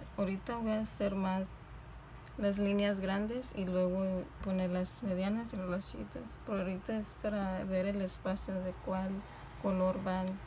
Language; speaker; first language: Spanish; early bilingual, heritage; Spanish